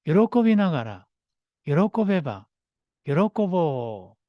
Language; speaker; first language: Japanese; non-native, fluent; Korean